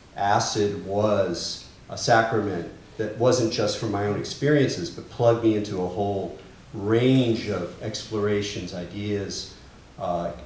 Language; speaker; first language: English; native; English